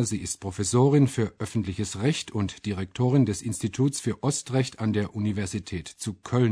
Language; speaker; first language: German; native; German